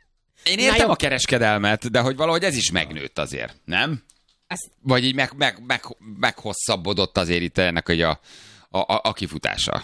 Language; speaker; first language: Hungarian; native; Hungarian